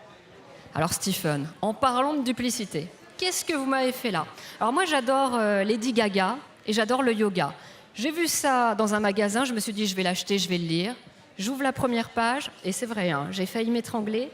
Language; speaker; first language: French; native; French